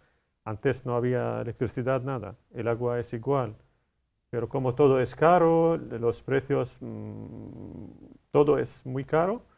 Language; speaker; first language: Spanish; non-native, learner; Arabic